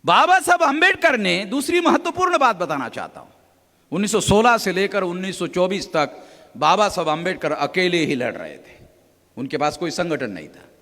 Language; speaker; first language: Hindi; non-native, local second language; Marathi